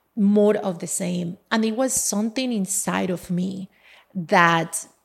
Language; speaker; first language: English; non-native, fluent; Spanish